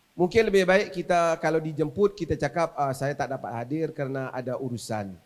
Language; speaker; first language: Malay; native; Malay